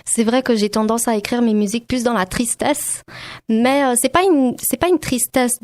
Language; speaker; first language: French; native; French